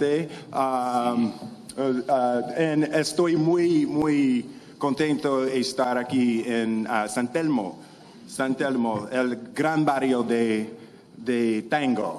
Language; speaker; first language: Spanish; non-native, learner; English